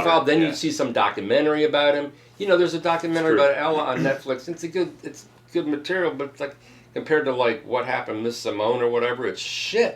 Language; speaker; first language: English; native; English